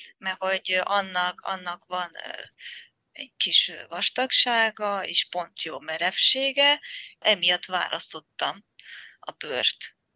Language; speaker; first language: Hungarian; non-native, fluent; Japanese